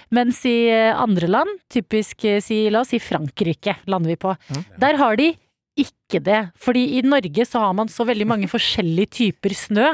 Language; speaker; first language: Norwegian; native; Norwegian